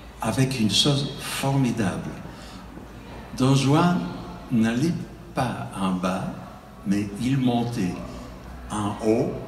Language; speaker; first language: French; non-native, fluent; Italian